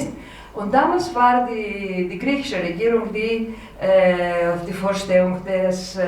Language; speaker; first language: German; non-native, fluent; Greek